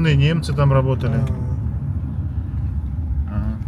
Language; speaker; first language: Russian; native; Russian